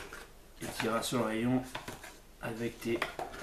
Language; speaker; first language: French; native; French